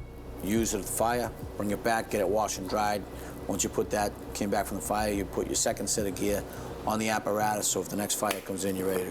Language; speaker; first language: English; native; English